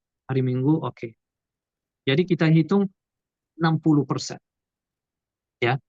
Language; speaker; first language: Indonesian; non-native, learner; Portuguese